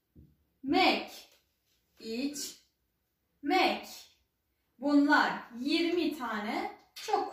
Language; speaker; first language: Turkish; non-native, fluent; Persian